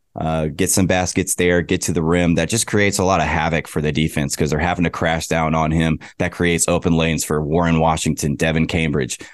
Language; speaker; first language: English; native; English